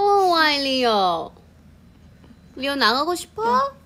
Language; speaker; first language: Korean; non-native, fluent; Thai